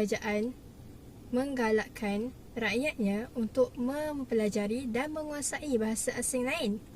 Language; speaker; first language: Malay; native; Malay